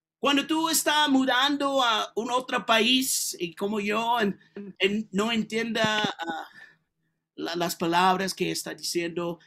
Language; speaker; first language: Spanish; non-native, learner; English